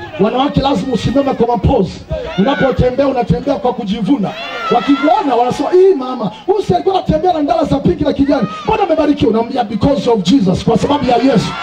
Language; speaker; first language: Swahili; native; Swahili